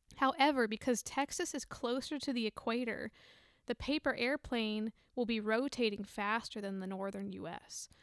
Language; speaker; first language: English; native; English